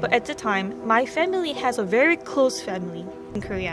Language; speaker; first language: English; non-native, local second language; Korean